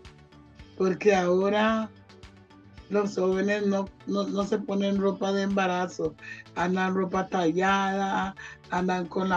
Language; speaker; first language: Spanish; non-native, local second language; Jamaican Creole English